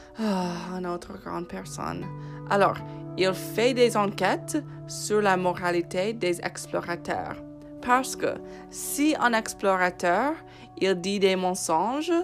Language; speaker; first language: French; non-native, fluent; English